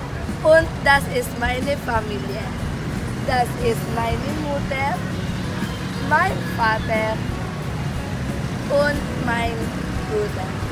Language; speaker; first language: German; non-native, learner; Cebuano